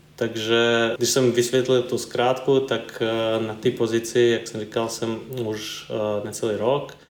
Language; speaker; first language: Czech; non-native, fluent; Serbian